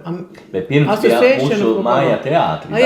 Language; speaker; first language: Latvian; non-native, learner; Italian